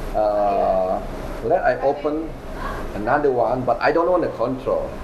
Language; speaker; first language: English; non-native, learner; Indonesian